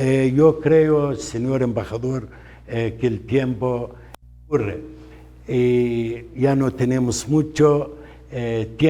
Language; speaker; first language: Spanish; non-native, fluent; Arabic